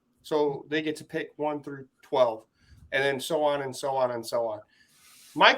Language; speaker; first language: English; native; English